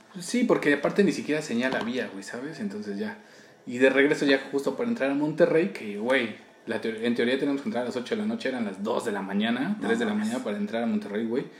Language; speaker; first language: Spanish; native; Spanish